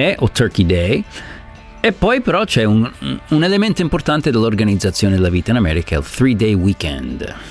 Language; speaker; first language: Italian; non-native, fluent; English